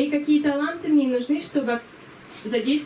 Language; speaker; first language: Russian; native; Russian